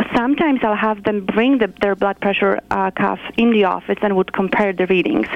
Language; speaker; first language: English; non-native, fluent; Polish